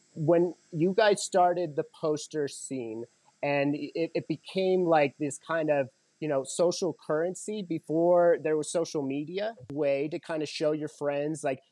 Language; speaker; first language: English; native; English